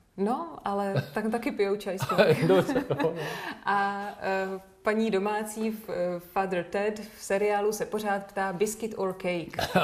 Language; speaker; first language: Czech; native; Czech